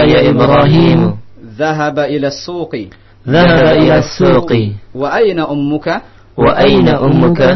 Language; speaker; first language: Arabic; non-native, fluent; Indonesian